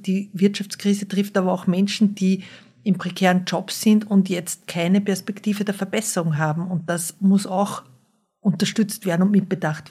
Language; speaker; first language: German; native; German